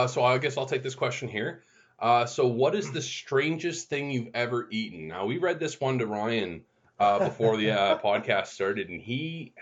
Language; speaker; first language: English; native; English